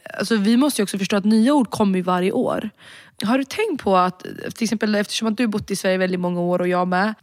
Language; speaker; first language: Swedish; early bilingual, other home language; Romany